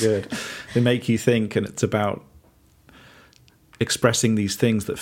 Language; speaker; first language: English; native; English